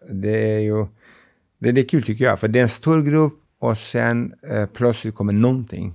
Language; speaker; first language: Swedish; non-native, fluent; Kurdish